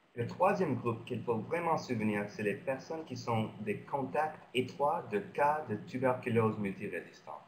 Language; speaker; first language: French; non-native, local second language; English